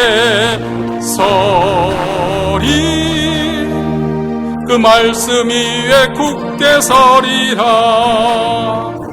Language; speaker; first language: Korean; native; Korean